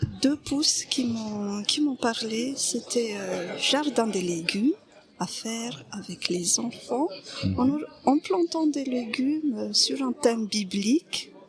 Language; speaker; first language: French; non-native, local second language; Malagasy